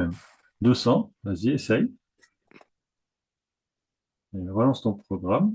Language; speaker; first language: French; native; French